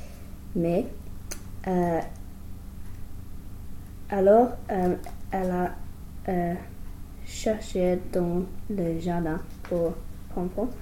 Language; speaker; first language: French; non-native, learner; English